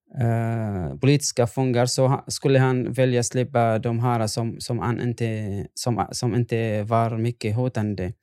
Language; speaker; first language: Swedish; non-native, fluent; Arabic